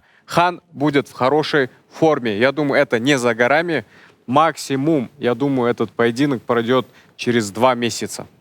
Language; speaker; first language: Russian; non-native, local second language; Kazakh